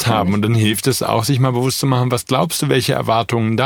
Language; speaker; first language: German; native; German